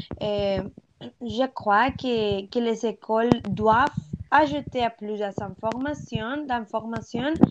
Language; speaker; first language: French; non-native, learner; Spanish